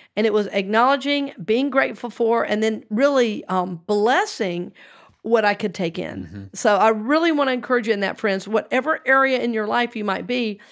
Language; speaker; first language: English; native; English